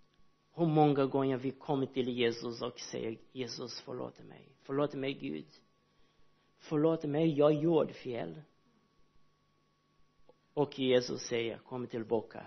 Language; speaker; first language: Swedish; non-native, learner; Portuguese